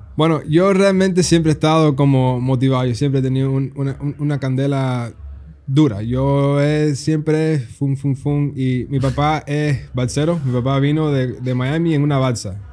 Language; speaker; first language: Spanish; early bilingual, heritage; Spanish